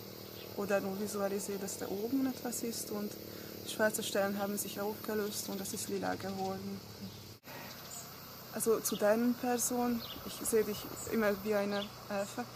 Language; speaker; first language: German; non-native, fluent; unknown